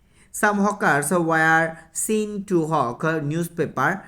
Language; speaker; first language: English; non-native, local second language; Bangla